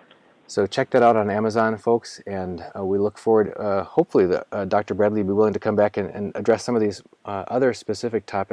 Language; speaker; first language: English; native; English